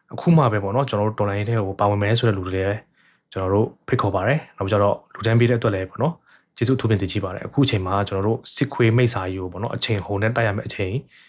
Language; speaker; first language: Burmese; native; Burmese